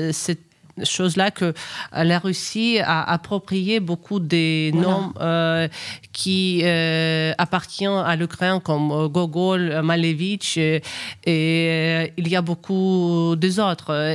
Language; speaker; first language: French; non-native, fluent; Ukrainian